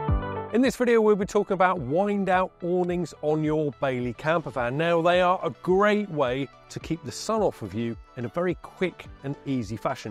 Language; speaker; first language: English; native; English